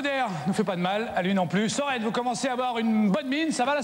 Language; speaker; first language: French; native; French